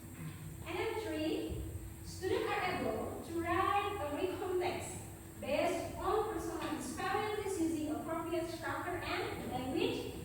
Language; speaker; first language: English; non-native, fluent; Indonesian